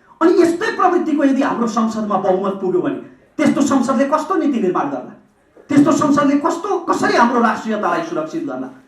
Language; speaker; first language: Nepali; native; Nepali